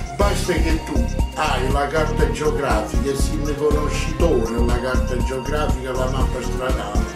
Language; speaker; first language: Italian; native; Italian